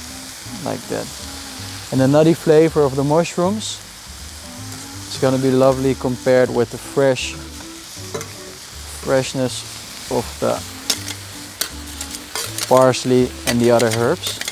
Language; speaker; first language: English; non-native, fluent; Dutch